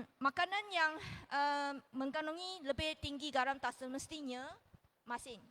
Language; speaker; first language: Malay; non-native, local second language; Chinese